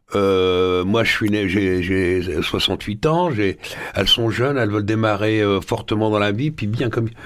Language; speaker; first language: French; early bilingual, other home language; Arabic